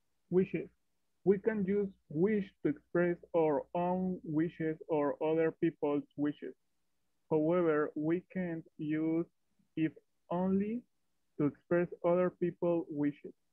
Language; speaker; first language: English; non-native, learner; Spanish